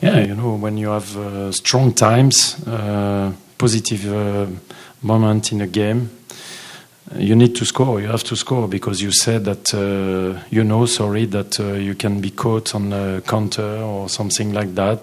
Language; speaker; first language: English; non-native, fluent; French